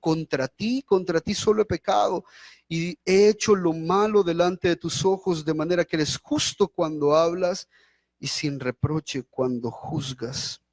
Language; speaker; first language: Spanish; native; Spanish